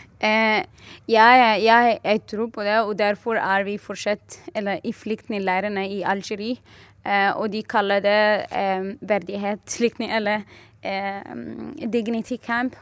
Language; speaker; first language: Norwegian; non-native, fluent; Arabic